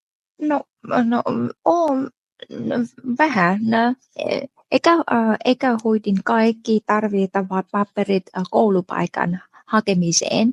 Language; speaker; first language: Finnish; non-native, fluent; Vietnamese